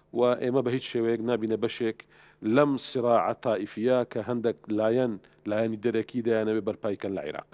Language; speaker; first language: Central Kurdish; non-native, local second language; Assyrian Neo-Aramaic